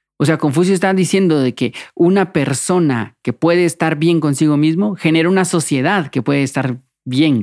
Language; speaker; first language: Spanish; native; Spanish